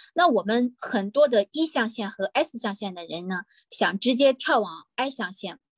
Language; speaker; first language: Chinese; native; Chinese